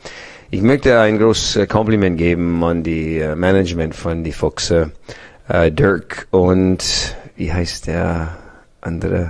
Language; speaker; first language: German; non-native, fluent; English